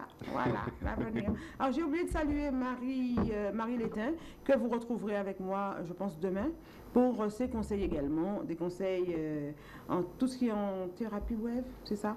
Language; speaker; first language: French; native; French